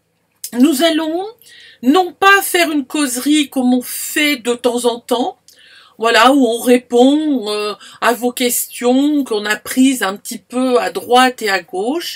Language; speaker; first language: French; native; French